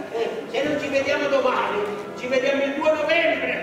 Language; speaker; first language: Italian; native; Italian